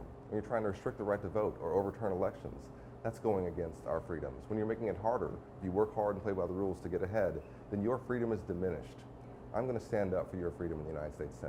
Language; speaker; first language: English; native; English